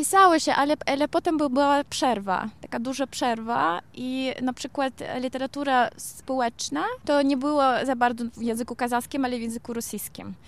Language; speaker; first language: Polish; non-native, learner; Kazakh